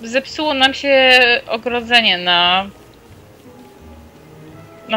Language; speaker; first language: Polish; native; Polish